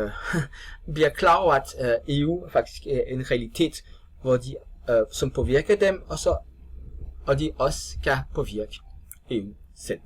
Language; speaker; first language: Danish; non-native, fluent; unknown